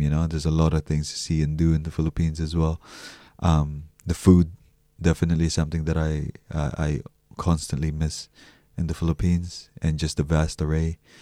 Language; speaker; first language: English; early bilingual, other home language; Chavacano